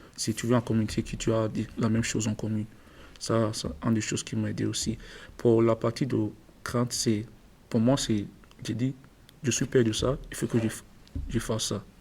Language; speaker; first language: French; non-native, learner; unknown